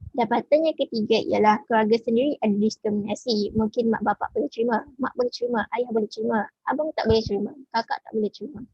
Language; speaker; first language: Malay; native; Malay